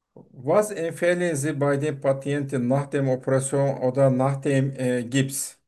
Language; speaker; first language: German; non-native, learner; Turkish